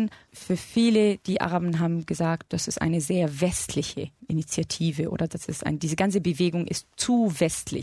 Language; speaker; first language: German; non-native, fluent; Arabic